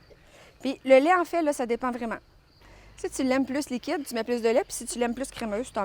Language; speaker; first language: French; native; French